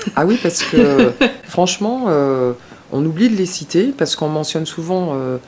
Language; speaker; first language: French; native; French